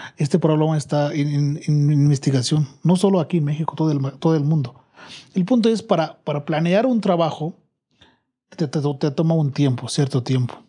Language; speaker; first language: Spanish; non-native, learner; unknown